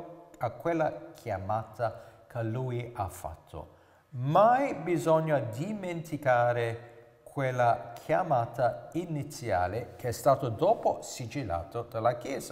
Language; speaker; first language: Italian; non-native, fluent; English